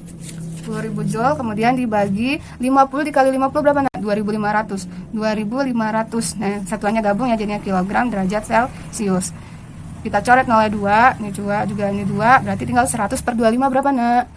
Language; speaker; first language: Indonesian; native; Indonesian